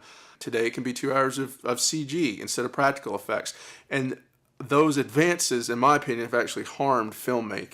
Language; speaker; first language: English; native; English